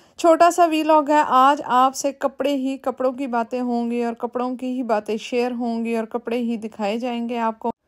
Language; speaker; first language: Urdu; native; Urdu